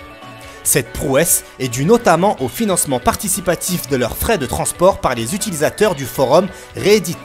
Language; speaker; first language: French; native; French